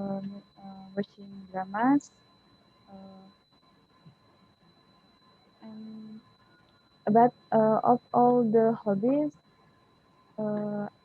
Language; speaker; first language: English; non-native, learner; Indonesian